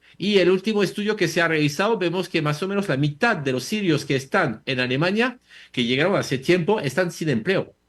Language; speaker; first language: Spanish; non-native, fluent; French